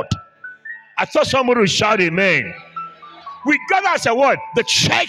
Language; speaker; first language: English; non-native, local second language; Akan